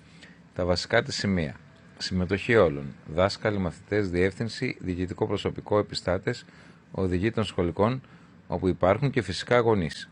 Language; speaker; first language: Greek; native; Greek